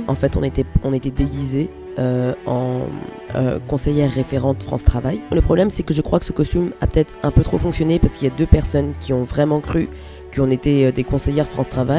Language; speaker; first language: French; native; French